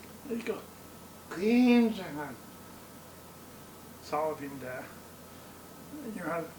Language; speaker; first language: Korean; non-native, learner; English